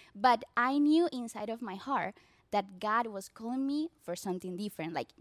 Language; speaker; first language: English; non-native, learner; Spanish